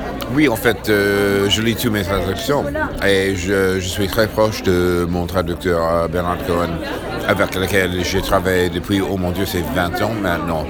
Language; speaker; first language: French; non-native, fluent; English